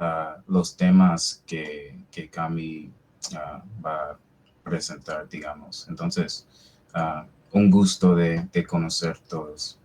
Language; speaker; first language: Spanish; non-native, fluent; English